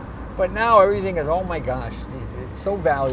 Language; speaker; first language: English; native; English